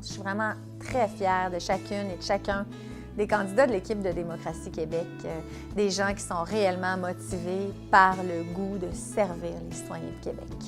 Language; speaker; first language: French; native; French